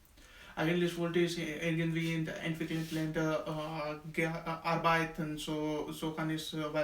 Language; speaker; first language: German; non-native, learner; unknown